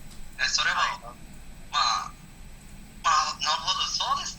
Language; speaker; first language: Japanese; non-native, learner; Indonesian